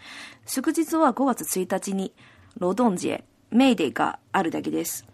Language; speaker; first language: Japanese; non-native, fluent; Cantonese